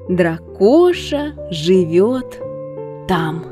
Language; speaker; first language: Russian; native; Russian